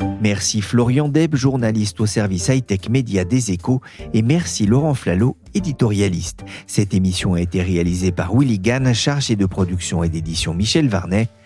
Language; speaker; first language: French; native; French